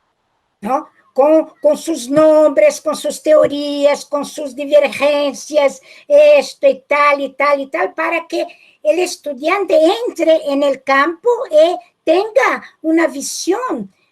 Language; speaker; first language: Spanish; non-native, fluent; Portuguese